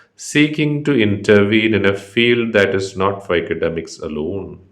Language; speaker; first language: English; non-native, local second language; Malayalam